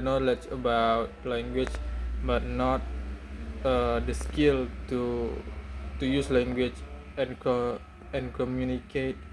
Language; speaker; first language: English; non-native, learner; Indonesian